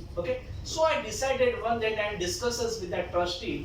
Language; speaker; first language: English; non-native, local second language; Marathi